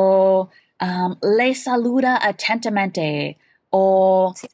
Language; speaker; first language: Spanish; non-native, learner; English